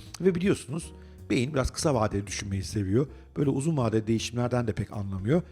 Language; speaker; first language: Turkish; native; Turkish